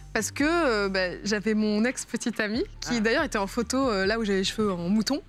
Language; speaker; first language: French; native; French